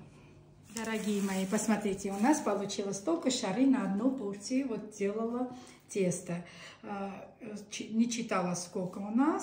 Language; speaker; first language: Russian; non-native, local second language; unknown